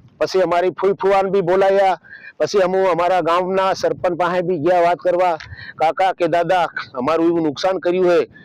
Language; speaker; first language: Gujarati; native; Gujarati